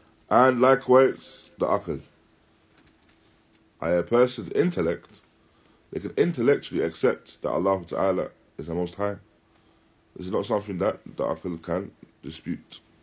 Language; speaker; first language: English; native; English